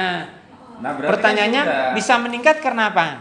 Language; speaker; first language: Indonesian; native; Indonesian